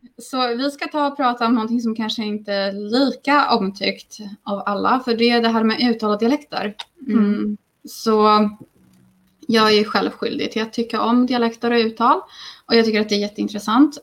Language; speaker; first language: Swedish; non-native, fluent; Polish